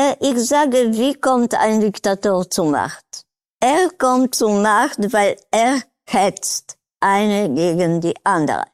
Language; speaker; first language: German; non-native, learner; Polish